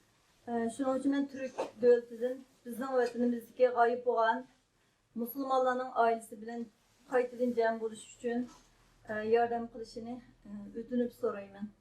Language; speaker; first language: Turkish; non-native, learner; Uyghur